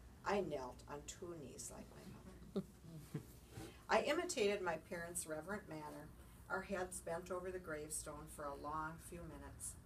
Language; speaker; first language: English; native; English